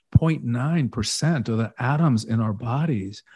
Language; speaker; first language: English; early bilingual, other home language; Spanish